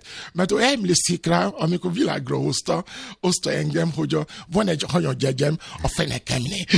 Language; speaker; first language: Hungarian; non-native, learner; Yoruba